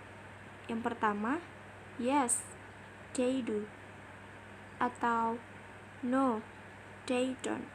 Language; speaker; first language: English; non-native, learner; Indonesian